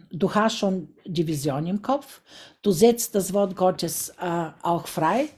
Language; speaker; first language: German; non-native, fluent; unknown